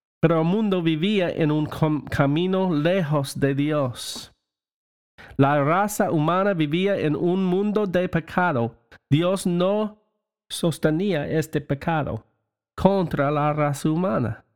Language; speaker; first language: Spanish; non-native, learner; English